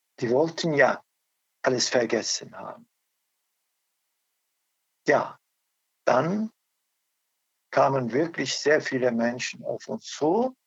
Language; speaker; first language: German; non-native, learner; Turkish